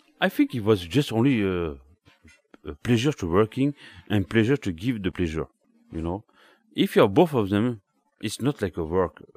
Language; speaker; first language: English; non-native, learner; French